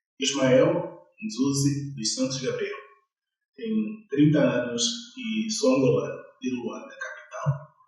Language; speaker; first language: Portuguese; non-native, local second language; Kongo